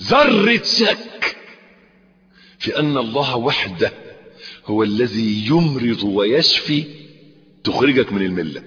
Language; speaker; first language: Arabic; native; Arabic